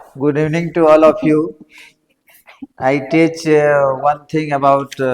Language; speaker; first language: English; non-native, learner; Hindi